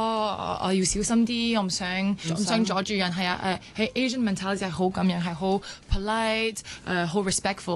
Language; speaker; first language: Cantonese; early bilingual, other home language; French